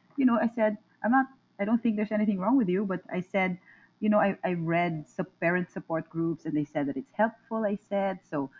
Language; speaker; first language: English; non-native, local second language; Filipino